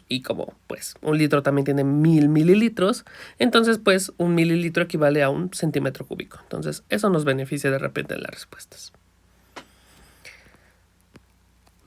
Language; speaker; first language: Spanish; native; Spanish